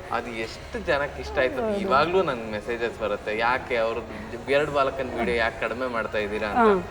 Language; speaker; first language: Kannada; native; Kannada